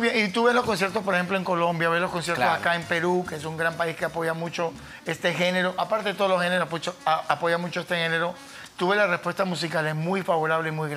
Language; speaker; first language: Spanish; native; Spanish